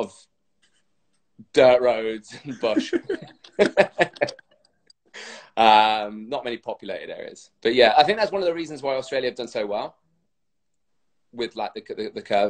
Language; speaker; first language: English; native; English